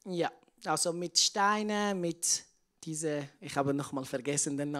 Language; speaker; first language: German; non-native, learner; Persian